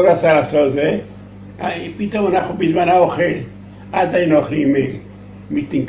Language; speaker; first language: Hebrew; non-native, learner; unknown